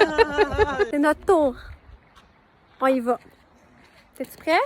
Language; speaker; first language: French; native; French